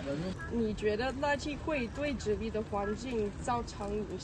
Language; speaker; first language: Chinese; non-native, learner; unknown